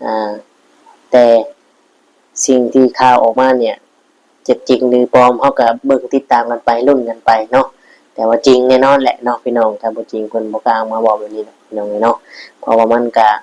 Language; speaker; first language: Thai; non-native, local second language; Northeastern Thai